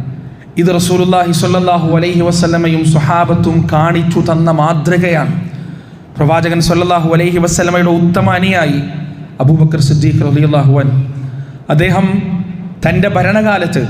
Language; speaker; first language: Malayalam; native; Malayalam